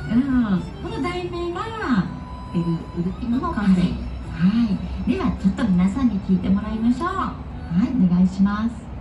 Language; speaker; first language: Japanese; native; Japanese